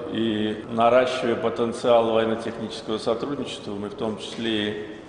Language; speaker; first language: Russian; non-native, local second language; Azerbaijani